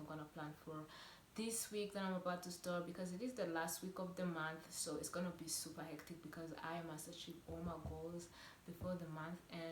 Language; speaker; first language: English; non-native, local second language; Kinyarwanda